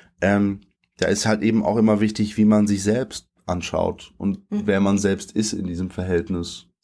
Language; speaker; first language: German; early bilingual, other home language; Polish